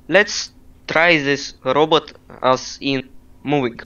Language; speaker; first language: English; non-native, learner; Russian